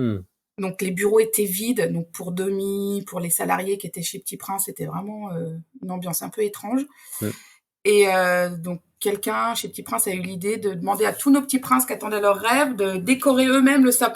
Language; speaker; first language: French; native; French